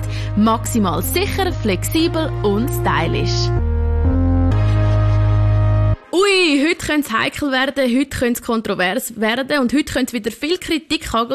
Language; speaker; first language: German; native; German